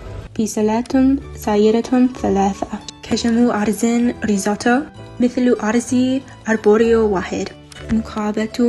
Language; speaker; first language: Arabic; non-native, learner; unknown